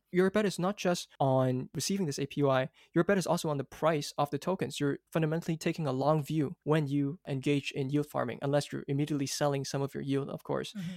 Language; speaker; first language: English; non-native, local second language; Cantonese